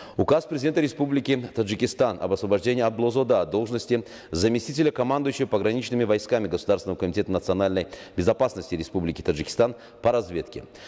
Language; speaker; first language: Russian; non-native, local second language; Tajik